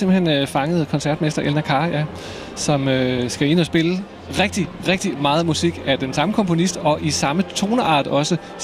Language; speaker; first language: Danish; native; Danish